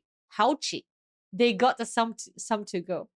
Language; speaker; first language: English; non-native, fluent; Japanese